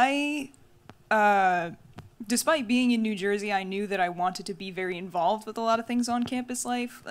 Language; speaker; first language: English; native; English